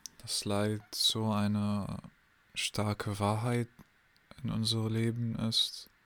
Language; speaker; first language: German; non-native, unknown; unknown